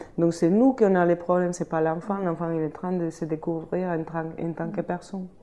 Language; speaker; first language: French; non-native, fluent; Spanish